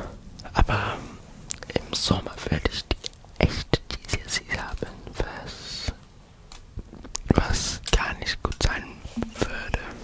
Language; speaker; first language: German; non-native, learner; English